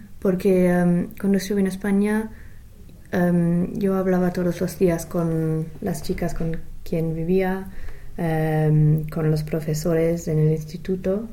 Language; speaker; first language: Spanish; non-native, fluent; English